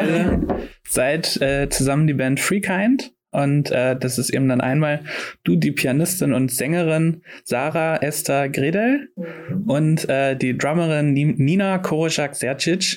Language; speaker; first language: German; native; German